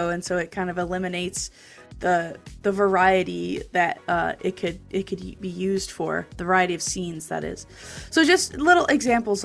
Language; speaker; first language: English; native; English